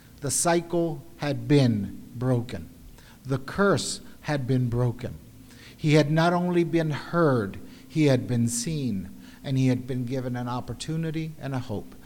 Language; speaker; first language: English; early bilingual, other home language; Spanish